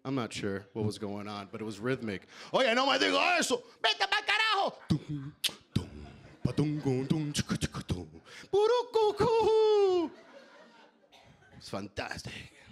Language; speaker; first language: English; early bilingual, other home language; Spanish